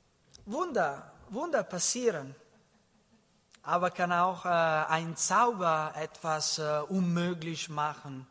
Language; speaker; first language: German; non-native, learner; Italian